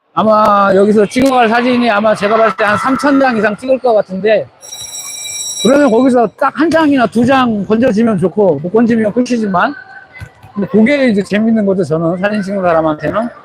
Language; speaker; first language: Korean; native; Korean